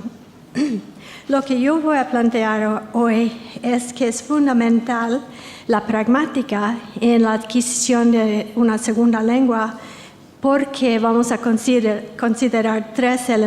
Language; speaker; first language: Spanish; non-native, fluent; English